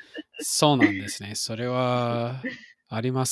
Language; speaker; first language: Japanese; non-native, fluent; English